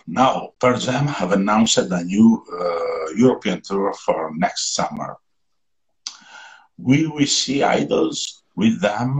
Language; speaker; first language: English; non-native, learner; Italian